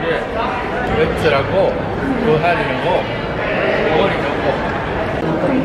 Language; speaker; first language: Korean; non-native, learner; Japanese